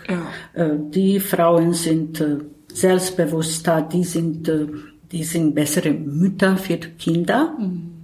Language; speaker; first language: German; non-native, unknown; Bosnian